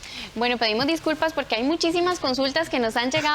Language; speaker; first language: Spanish; native; Spanish